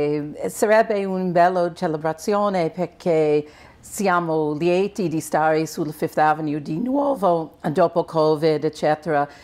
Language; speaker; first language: Italian; non-native, fluent; English